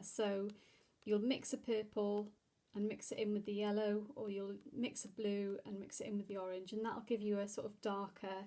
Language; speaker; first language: English; native; English